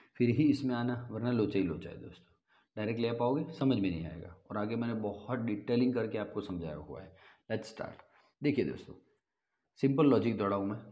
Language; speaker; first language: Hindi; non-native, local second language; Gujarati